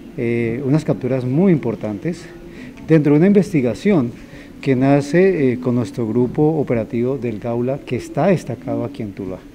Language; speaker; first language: Spanish; native; Spanish